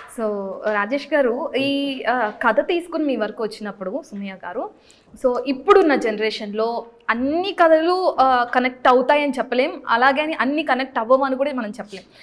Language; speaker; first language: Telugu; native; Telugu